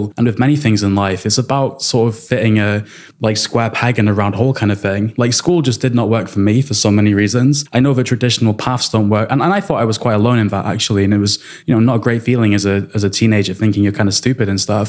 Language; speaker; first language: English; native; English